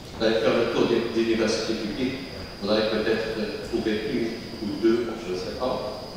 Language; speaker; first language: French; non-native, local second language; Arabic